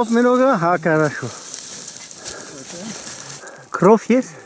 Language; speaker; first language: Russian; non-native, learner; French